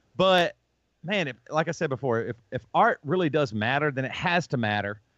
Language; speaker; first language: English; native; English